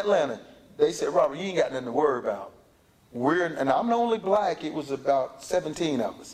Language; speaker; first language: English; native; English